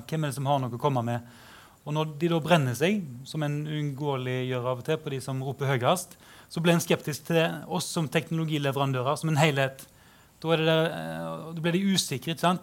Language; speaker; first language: Norwegian; native; Norwegian